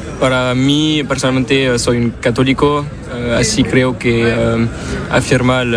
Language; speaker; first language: Spanish; non-native, learner; French